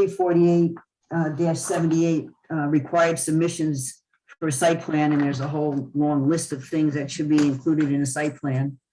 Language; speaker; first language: English; native; English